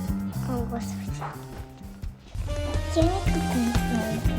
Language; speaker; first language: Russian; native; Russian